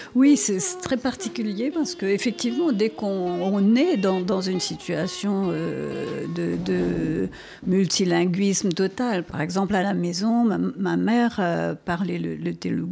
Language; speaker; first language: French; non-native, local second language; Morisyen